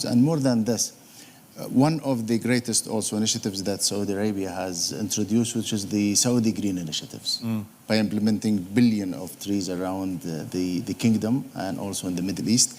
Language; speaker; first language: English; non-native, fluent; Arabic